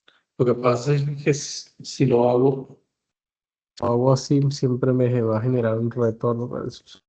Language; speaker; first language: Spanish; native; Spanish